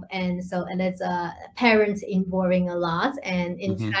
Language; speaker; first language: English; non-native, fluent; Chinese